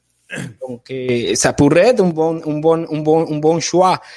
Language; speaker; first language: French; non-native, fluent; Spanish